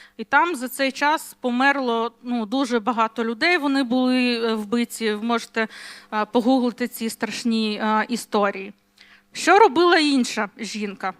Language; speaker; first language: Ukrainian; non-native, local second language; Russian